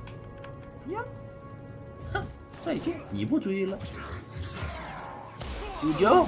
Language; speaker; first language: Chinese; native; Chinese